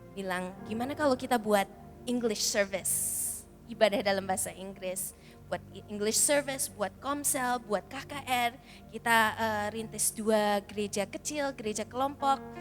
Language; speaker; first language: Indonesian; early bilingual, heritage; Indonesian